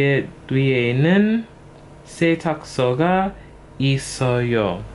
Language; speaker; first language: Korean; non-native, learner; English